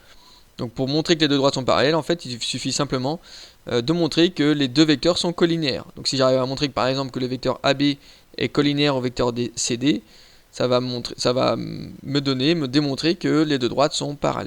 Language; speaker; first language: French; native; French